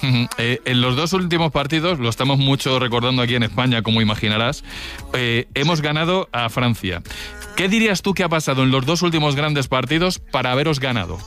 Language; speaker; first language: Spanish; native; Spanish